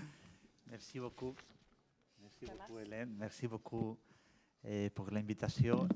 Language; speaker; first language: French; non-native, learner; Spanish